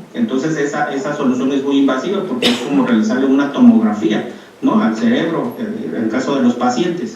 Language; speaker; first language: Spanish; native; Spanish